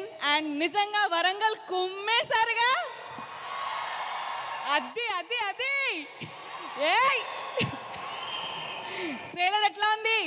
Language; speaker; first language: Telugu; non-native, learner; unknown